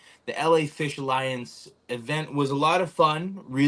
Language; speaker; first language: English; native; English